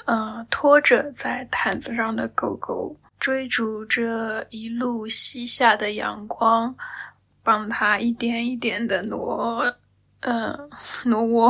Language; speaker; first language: Chinese; native; Chinese